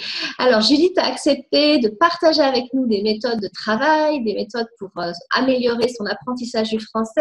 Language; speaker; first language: French; native; French